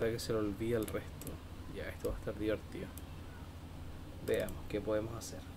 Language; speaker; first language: Spanish; native; Spanish